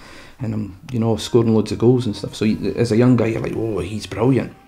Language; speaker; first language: English; native; English